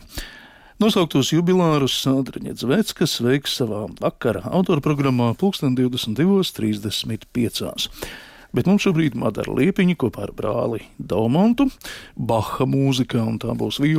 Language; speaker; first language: Latvian; native; Latvian